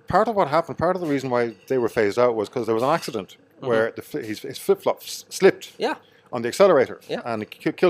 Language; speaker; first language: English; native; English